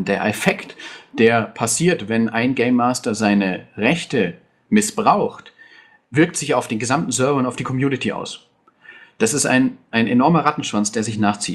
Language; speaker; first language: German; native; German